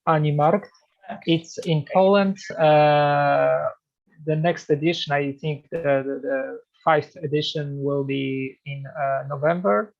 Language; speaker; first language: English; non-native, fluent; Polish